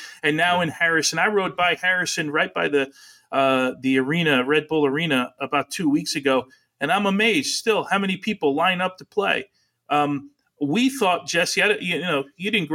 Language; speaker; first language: English; early bilingual, other home language; Italian